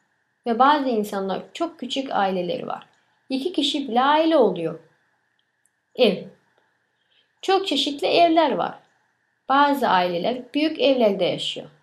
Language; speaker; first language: Turkish; early bilingual, other home language; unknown